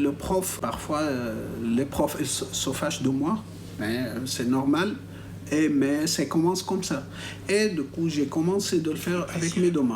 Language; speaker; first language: French; non-native, fluent; Arabic